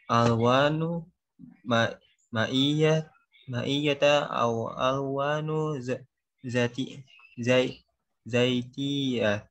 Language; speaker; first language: Arabic; non-native, learner; Indonesian